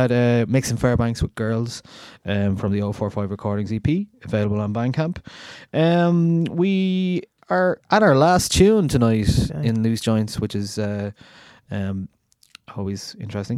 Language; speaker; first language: English; native; English